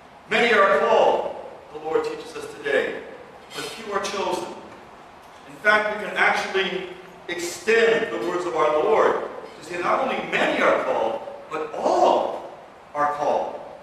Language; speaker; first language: English; early bilingual, other home language; Russian